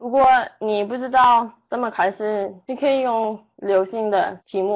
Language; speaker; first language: Chinese; early bilingual, heritage; Chinese